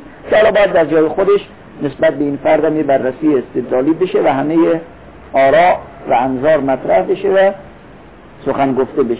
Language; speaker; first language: Persian; native; Persian